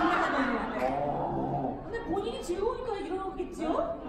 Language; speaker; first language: Korean; native; Korean